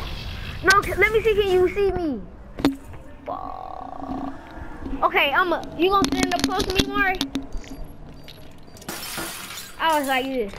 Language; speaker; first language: English; native; English